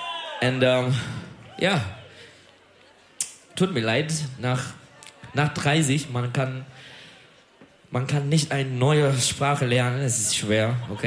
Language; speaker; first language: German; non-native, learner; Turkish